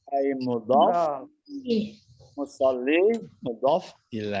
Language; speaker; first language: Arabic; non-native, fluent; Indonesian